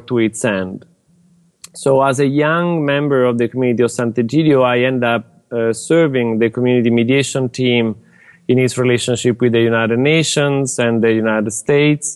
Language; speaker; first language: English; non-native, fluent; Italian